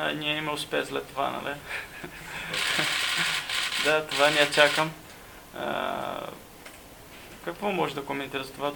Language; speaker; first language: Bulgarian; non-native, learner; Portuguese